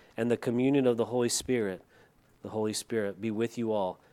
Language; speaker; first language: English; early bilingual, other home language; Dutch